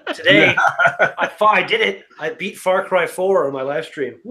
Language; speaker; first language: English; native; English